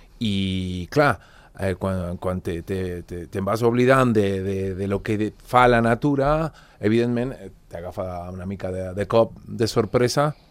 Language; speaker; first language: Catalan; non-native, fluent; Spanish